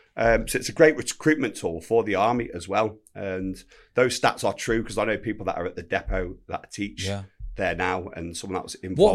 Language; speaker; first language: English; native; English